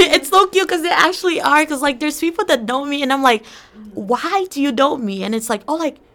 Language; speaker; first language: English; early bilingual, other home language; Portuguese